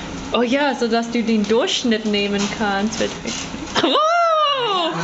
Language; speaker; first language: German; non-native, learner; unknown